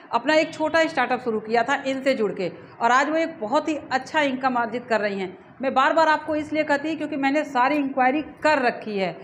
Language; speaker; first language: Hindi; native; Hindi